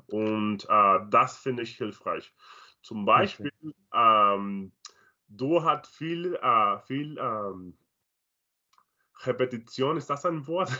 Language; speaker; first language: German; non-native, learner; Spanish